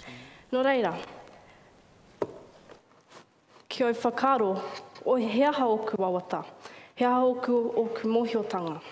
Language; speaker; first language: Māori; non-native, learner; English